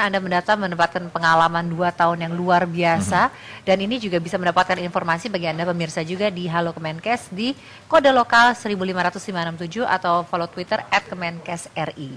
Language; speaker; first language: Indonesian; native; Indonesian